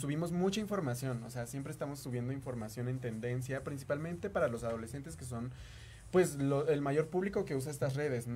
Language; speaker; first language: Spanish; native; Spanish